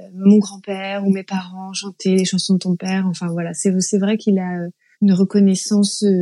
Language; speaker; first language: French; native; French